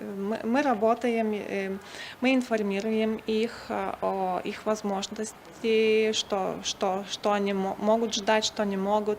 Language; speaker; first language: Russian; non-native, fluent; Lithuanian